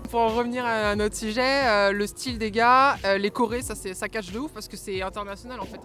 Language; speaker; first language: French; native; French